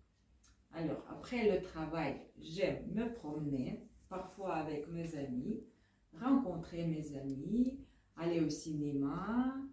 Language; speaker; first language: French; non-native, fluent; Russian